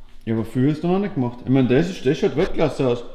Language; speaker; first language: German; native; German